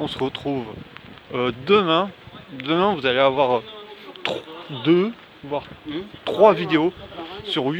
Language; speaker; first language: French; native; French